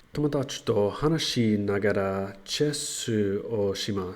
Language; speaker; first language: Japanese; non-native, learner; English